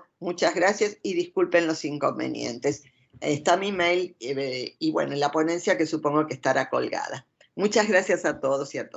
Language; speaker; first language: Spanish; native; Spanish